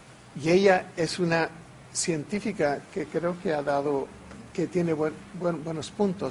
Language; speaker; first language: Spanish; non-native, fluent; English